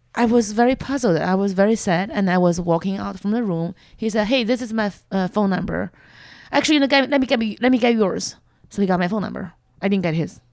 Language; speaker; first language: English; non-native, fluent; Chinese